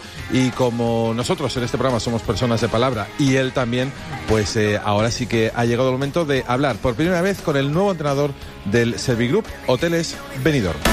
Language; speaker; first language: Spanish; native; Spanish